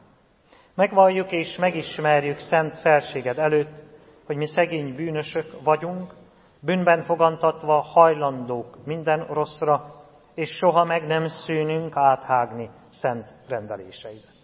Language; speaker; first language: Hungarian; native; Hungarian